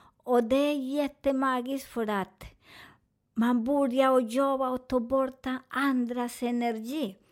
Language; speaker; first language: Swedish; non-native, learner; Spanish